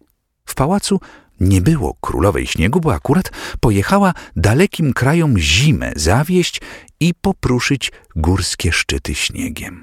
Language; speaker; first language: Polish; native; Polish